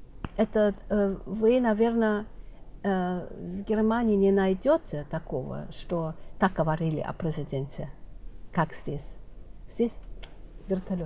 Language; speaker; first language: Russian; non-native, fluent; German